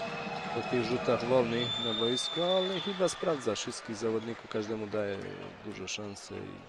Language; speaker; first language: Polish; non-native, fluent; Bosnian